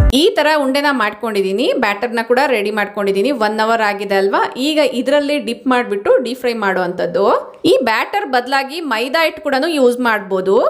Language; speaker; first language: Kannada; non-native, local second language; Telugu